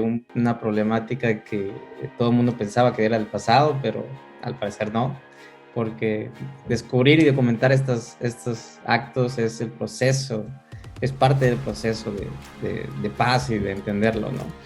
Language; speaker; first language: Spanish; native; Spanish